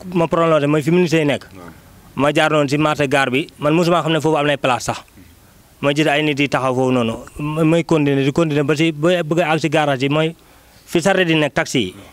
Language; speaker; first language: Wolof; native; Wolof